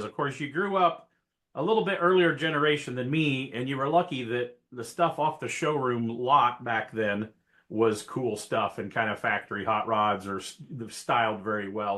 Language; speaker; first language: English; native; English